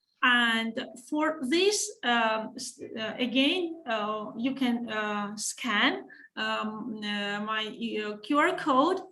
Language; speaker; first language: English; non-native, fluent; Georgian